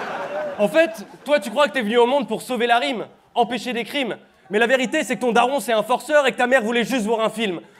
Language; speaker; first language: French; native; French